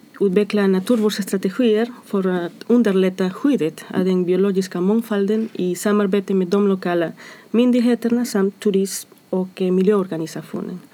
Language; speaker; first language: Swedish; non-native, fluent; Spanish